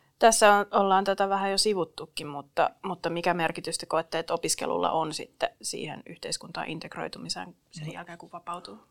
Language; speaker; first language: Finnish; native; Finnish